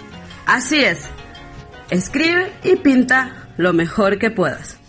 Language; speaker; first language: Spanish; native; Spanish